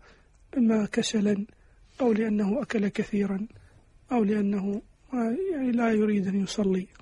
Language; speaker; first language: Arabic; native; Arabic